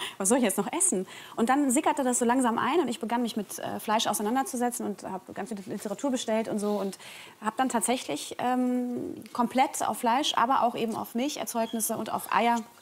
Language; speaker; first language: German; early bilingual, other home language; Croatian